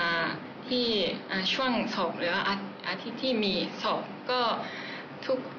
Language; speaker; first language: Thai; non-native, fluent; Japanese